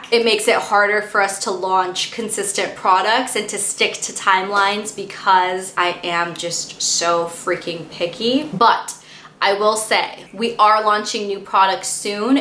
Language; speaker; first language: English; native; English